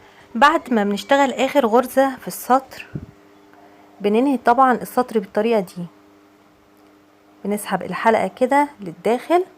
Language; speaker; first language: Arabic; native; Arabic